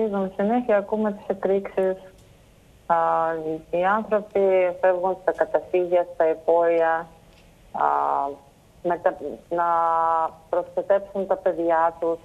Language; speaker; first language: Greek; non-native, fluent; Russian